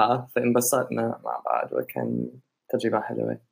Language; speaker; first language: Arabic; non-native, learner; English